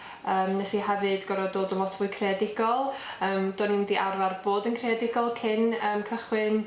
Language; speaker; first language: Welsh; native; Welsh